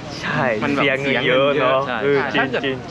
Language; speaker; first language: Thai; non-native, fluent; Japanese